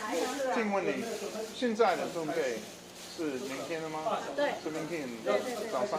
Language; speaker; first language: Chinese; non-native, learner; English